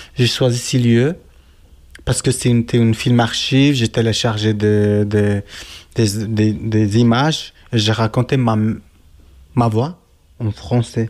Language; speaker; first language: French; non-native, learner; Kurdish